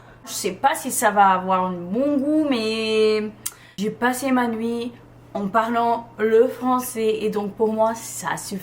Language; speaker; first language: French; non-native, fluent; English